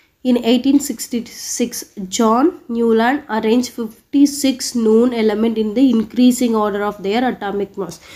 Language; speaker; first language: English; non-native, local second language; Tamil